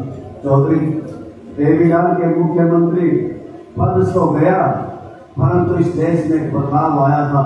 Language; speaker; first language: Hindi; native; Hindi